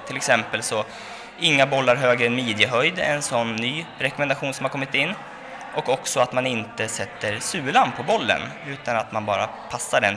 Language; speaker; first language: Swedish; native; Swedish